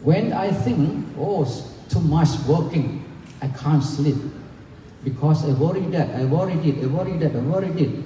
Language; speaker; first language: English; non-native, learner; Thai